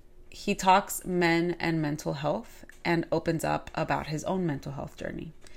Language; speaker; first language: English; early bilingual, other home language; Spanish